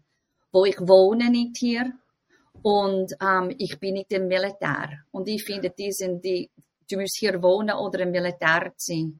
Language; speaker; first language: German; non-native, fluent; English